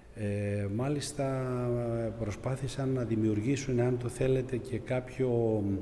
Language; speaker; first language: Greek; native; Greek